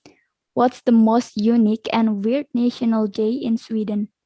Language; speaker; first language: English; non-native, learner; Indonesian